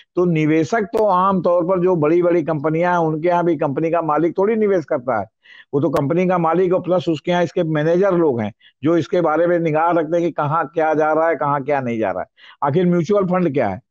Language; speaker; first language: Hindi; native; Hindi